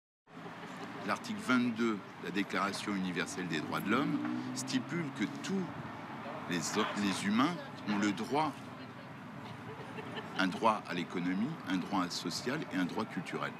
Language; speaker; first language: French; native; French